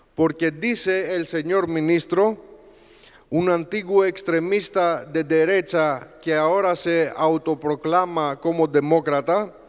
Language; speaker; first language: Spanish; non-native, fluent; Greek